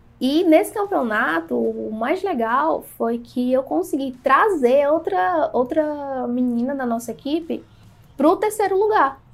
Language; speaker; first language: Portuguese; native; Portuguese